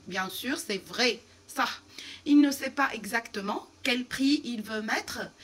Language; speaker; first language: French; non-native, fluent; Arabic